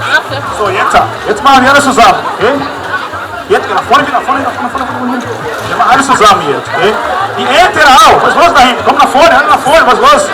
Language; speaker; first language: German; non-native, learner; Portuguese